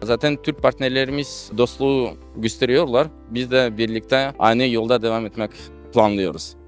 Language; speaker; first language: Turkish; non-native, fluent; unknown